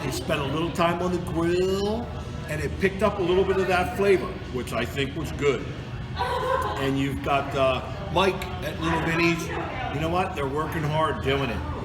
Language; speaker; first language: English; native; English